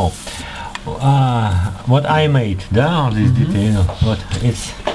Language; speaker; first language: English; non-native, learner; Russian